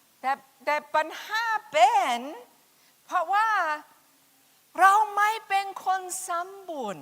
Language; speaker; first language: Thai; non-native, fluent; English